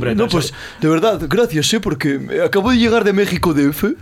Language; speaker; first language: Spanish; native; Spanish